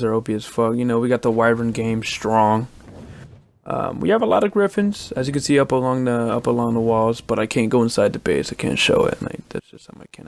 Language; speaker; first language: English; native; English